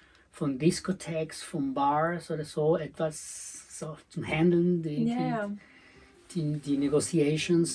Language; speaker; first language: German; non-native, learner; Spanish